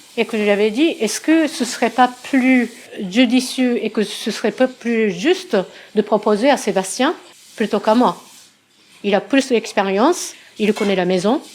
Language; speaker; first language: French; non-native, fluent; Japanese